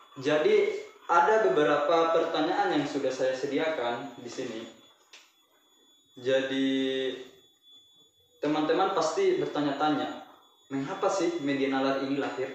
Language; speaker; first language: Indonesian; native; Indonesian